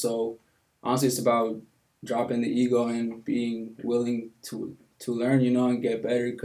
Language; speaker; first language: English; native; English